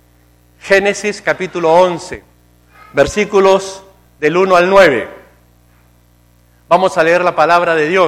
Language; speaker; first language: Spanish; native; Spanish